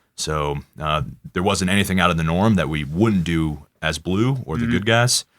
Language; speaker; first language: English; native; English